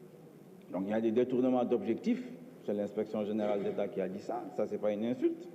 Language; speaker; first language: French; non-native, local second language; Wolof